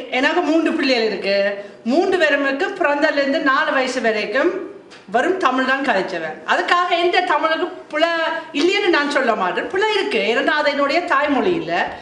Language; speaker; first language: Tamil; non-native, fluent; German